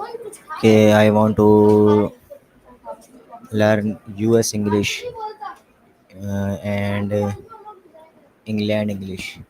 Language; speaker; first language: English; non-native, learner; Hindi